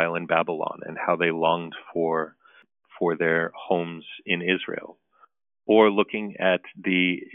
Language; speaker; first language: English; early bilingual, other home language; Turkish